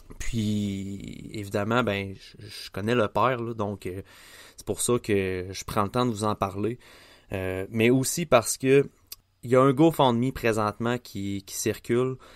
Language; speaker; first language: French; native; French